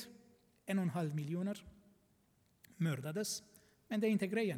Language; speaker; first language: Swedish; non-native, fluent; Armenian